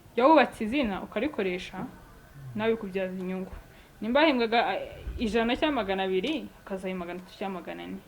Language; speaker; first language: Kinyarwanda; native; Kinyarwanda